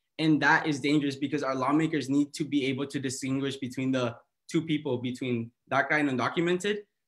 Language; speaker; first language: English; early bilingual, other home language; Spanish